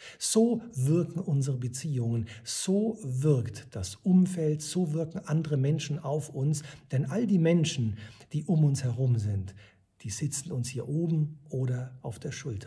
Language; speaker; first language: German; native; German